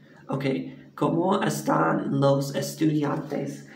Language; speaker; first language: Spanish; non-native, learner; English